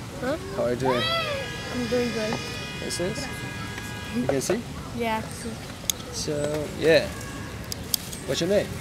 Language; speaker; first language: English; non-native, learner; Japanese